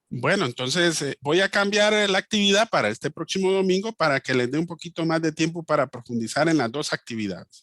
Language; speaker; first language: Spanish; native; Spanish